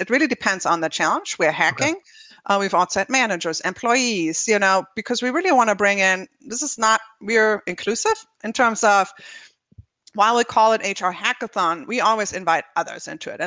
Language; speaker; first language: English; non-native, fluent; German